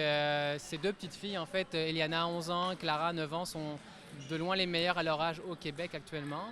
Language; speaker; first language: French; native; French